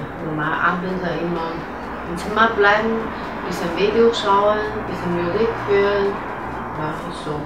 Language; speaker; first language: German; non-native, learner; Chinese